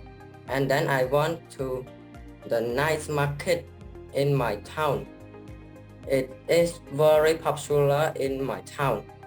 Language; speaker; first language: English; non-native, learner; Khmer